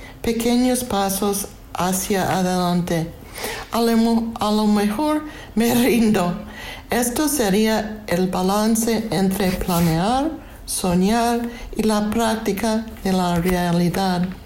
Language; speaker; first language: Spanish; non-native, learner; English